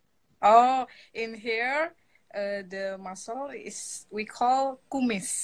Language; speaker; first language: English; non-native, learner; Indonesian